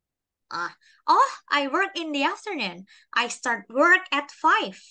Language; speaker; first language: English; non-native, fluent; Indonesian